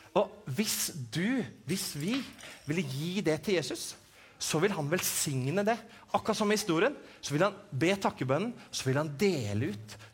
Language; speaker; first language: Norwegian; native; Norwegian